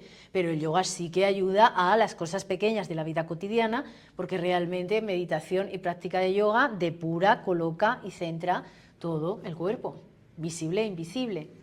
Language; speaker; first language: Spanish; native; Spanish